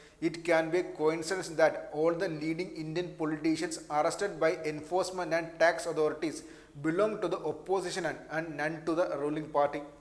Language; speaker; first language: English; non-native, local second language; Malayalam